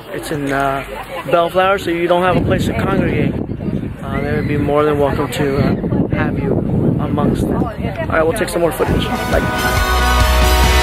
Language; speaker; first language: English; early bilingual, other home language; Spanish